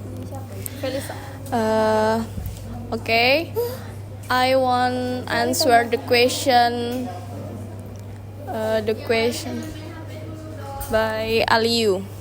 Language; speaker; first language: English; non-native, learner; Indonesian